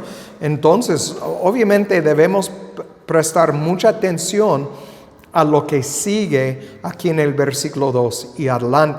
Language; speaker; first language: Spanish; non-native, fluent; English